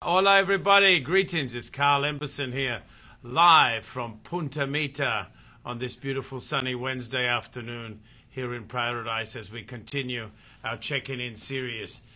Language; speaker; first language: English; native; English